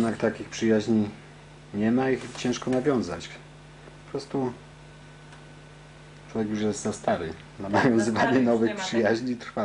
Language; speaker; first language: Polish; native; Polish